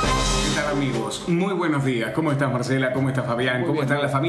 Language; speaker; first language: Spanish; native; Spanish